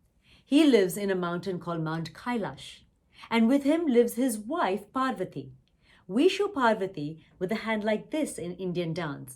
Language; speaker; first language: English; non-native, local second language; Tamil